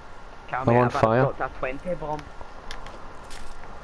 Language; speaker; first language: English; native; English